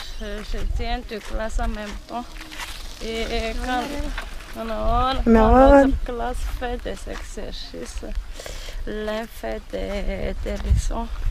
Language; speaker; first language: French; non-native, local second language; Malagasy